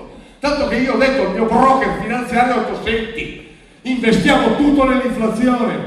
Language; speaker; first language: Italian; native; Italian